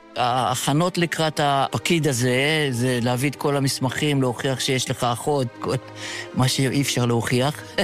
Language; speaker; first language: Hebrew; early bilingual, other home language; Yiddish